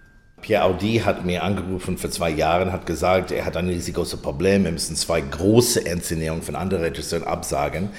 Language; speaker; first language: German; non-native, fluent; English